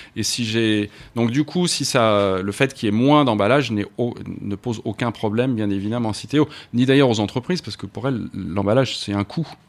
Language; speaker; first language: French; native; French